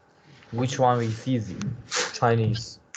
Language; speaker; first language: English; non-native, learner; Chinese